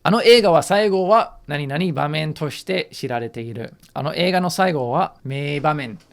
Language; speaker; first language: Japanese; non-native, fluent; English